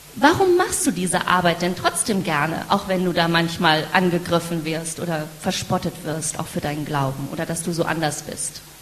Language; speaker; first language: German; native; German